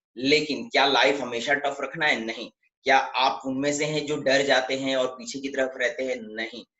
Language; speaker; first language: Hindi; native; Hindi